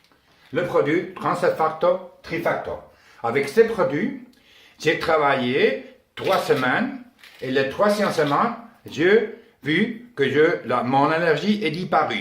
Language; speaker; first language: French; non-native, learner; Spanish